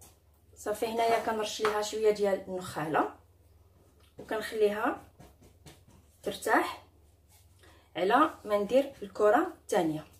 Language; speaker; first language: Arabic; native; Arabic